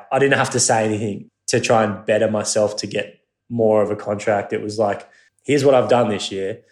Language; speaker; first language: English; non-native, local second language; Japanese